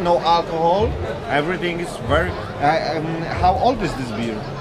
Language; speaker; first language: English; non-native, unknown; Polish